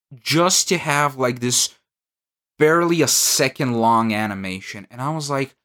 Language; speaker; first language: English; non-native, fluent; Bulgarian